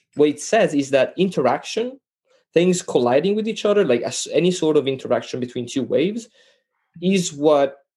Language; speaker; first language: English; non-native, fluent; Italian